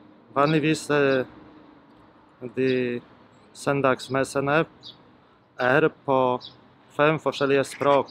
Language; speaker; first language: Norwegian; non-native, fluent; Polish